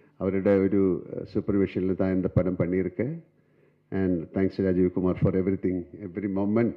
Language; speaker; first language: Tamil; non-native, learner; Malayalam